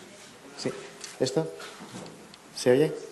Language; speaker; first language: Spanish; native; Spanish